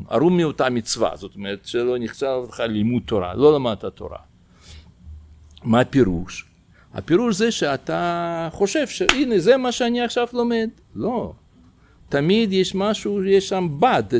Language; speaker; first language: Hebrew; non-native, fluent; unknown